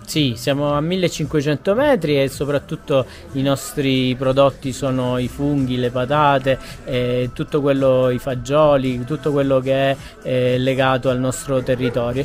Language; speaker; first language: Italian; native; Italian